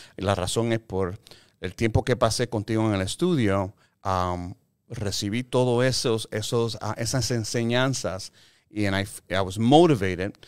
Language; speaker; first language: Spanish; early bilingual, heritage; Spanish